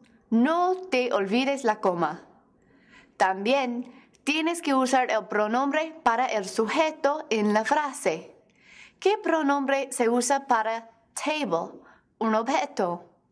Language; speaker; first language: Spanish; non-native, fluent; English